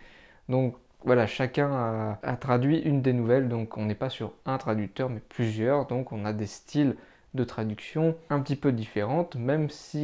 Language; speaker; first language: French; native; French